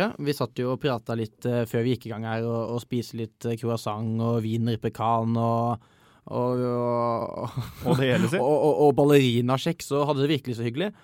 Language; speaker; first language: Norwegian; native; Norwegian